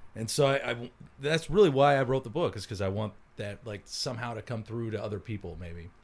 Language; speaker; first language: English; native; English